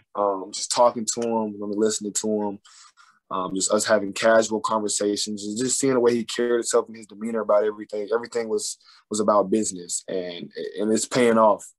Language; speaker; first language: English; native; English